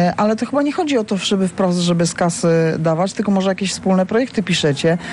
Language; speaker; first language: Polish; native; Polish